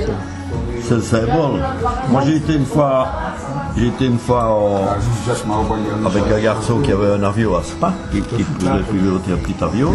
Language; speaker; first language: French; native; French